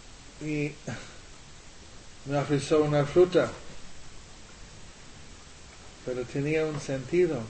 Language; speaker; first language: Spanish; non-native, learner; English